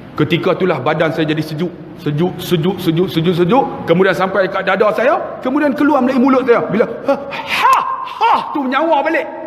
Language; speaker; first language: Malay; native; Malay